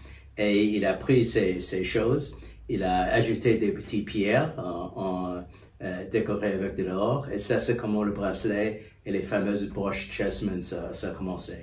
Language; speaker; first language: French; non-native, fluent; English